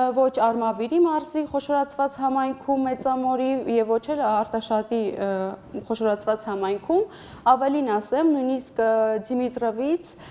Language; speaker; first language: Armenian; non-native, local second language; Assyrian Neo-Aramaic